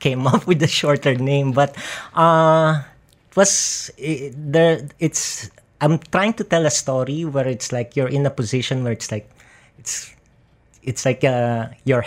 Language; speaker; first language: English; non-native, local second language; Filipino